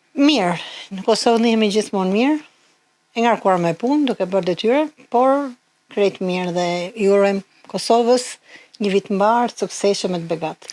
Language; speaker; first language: Albanian; native; Albanian